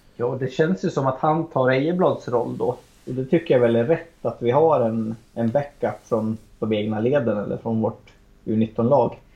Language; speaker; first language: Swedish; native; Swedish